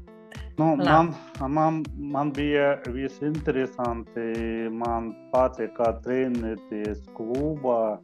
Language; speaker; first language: Latvian; non-native, learner; Russian